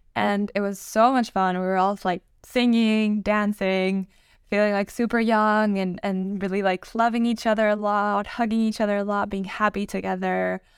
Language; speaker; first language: English; non-native, fluent; Spanish